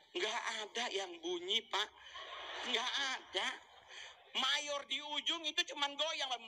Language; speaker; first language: Indonesian; native; Indonesian